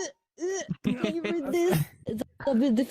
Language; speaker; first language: English; non-native, learner; Japanese